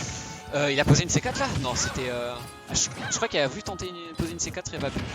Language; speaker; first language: French; native; French